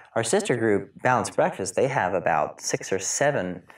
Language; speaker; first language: English; native; English